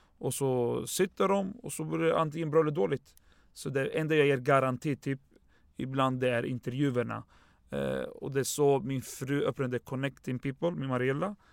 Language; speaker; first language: Swedish; early bilingual, other home language; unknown